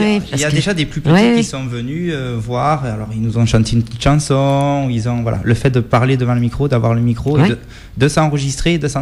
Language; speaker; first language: French; native; French